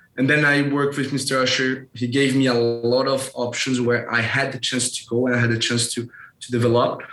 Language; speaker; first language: English; non-native, fluent; Portuguese